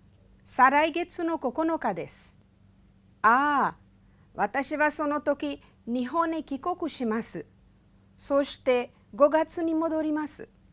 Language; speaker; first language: Japanese; non-native, fluent; Hindi